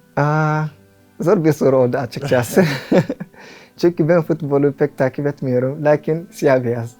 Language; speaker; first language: Turkish; non-native, fluent; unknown